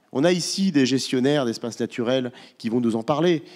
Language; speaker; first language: French; native; French